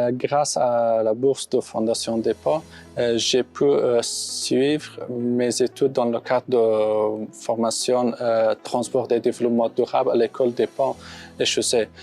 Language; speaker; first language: French; non-native, fluent; Pashto